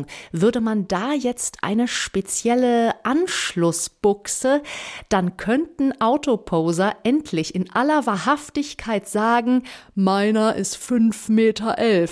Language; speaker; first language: German; native; German